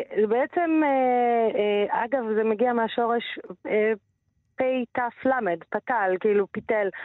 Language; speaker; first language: Hebrew; non-native, local second language; Arabic